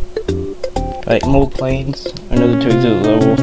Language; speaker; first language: English; native; English